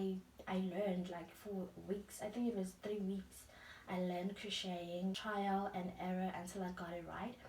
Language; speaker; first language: English; non-native, local second language; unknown